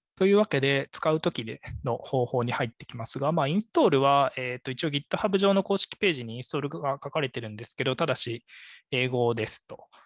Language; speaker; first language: Japanese; native; Japanese